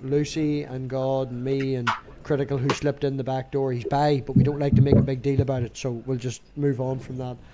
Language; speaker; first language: English; native; English